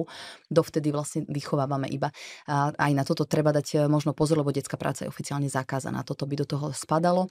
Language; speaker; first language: Slovak; native; Slovak